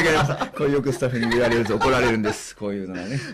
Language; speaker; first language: Japanese; native; Japanese